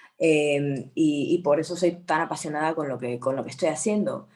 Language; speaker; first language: Spanish; early bilingual, heritage; Spanish